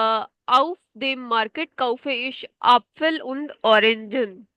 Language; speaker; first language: German; non-native, fluent; Urdu